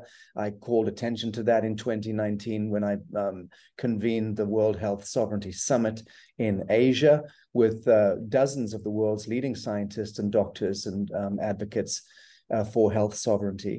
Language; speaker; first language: English; native; English